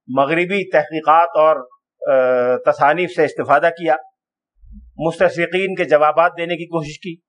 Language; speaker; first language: Urdu; native; Urdu